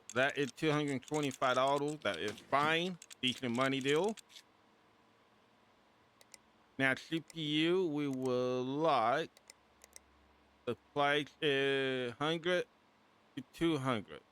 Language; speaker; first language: English; native; English